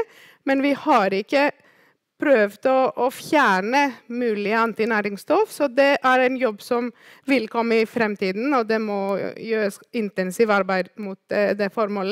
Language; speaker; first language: Norwegian; non-native, fluent; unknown